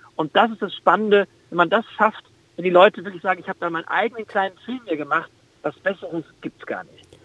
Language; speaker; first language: German; native; German